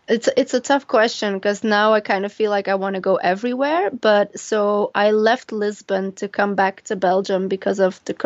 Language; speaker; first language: English; non-native, fluent; Dutch